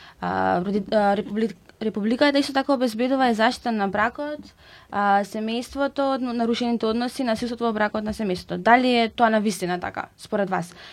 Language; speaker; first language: Macedonian; native; Macedonian